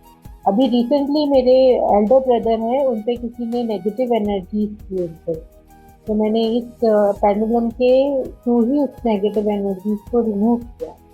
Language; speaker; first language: Hindi; native; Hindi